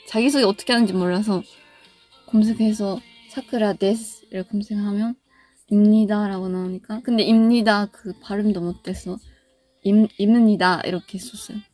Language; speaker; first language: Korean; non-native, fluent; Japanese